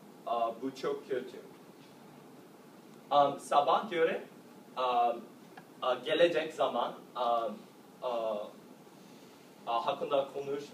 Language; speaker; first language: Turkish; non-native, learner; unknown